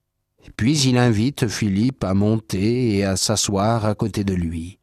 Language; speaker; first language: French; native; French